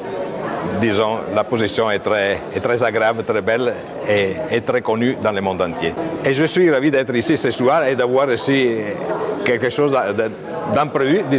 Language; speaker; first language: French; non-native, fluent; Italian